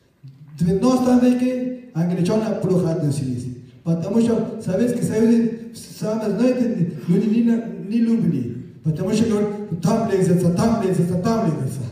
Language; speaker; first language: Russian; non-native, learner; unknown